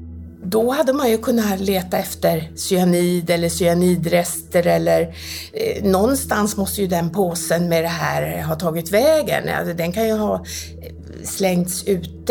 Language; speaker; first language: Swedish; native; Swedish